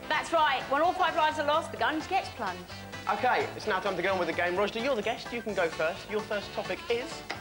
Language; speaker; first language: English; native; English